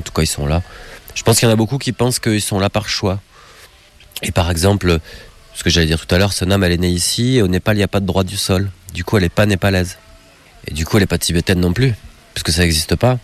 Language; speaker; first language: French; native; French